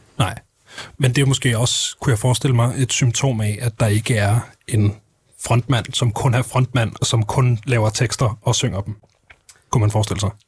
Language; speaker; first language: Danish; native; Danish